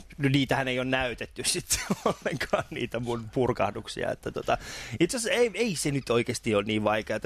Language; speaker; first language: Finnish; early bilingual, other home language; Persian